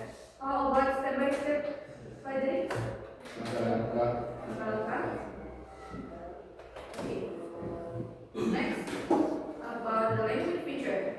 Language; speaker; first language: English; non-native, learner; Indonesian